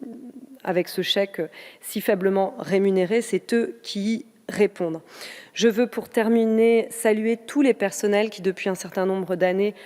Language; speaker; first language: French; native; French